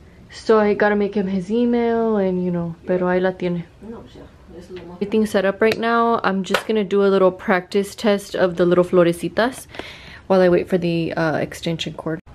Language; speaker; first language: English; early bilingual, other home language; Spanish